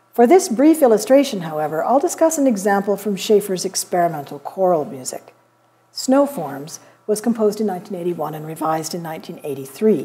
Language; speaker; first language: English; native; English